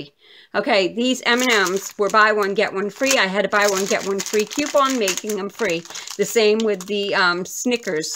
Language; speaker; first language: English; native; English